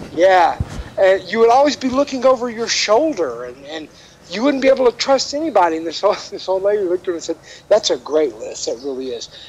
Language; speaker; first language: English; native; English